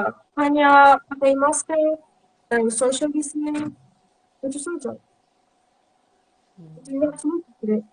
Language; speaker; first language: Indonesian; non-native, learner; Turkish